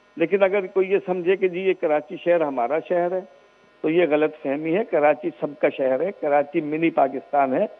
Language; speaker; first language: Urdu; non-native, local second language; Sindhi